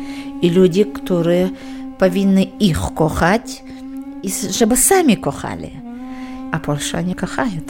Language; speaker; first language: Polish; non-native, learner; Chechen